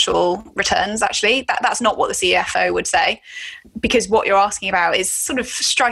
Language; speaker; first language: English; native; English